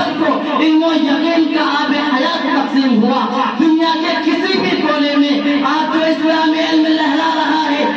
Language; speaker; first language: Urdu; non-native, local second language; Bangla